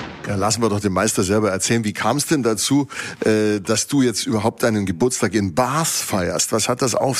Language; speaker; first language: German; native; German